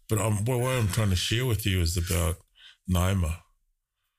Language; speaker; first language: English; native; English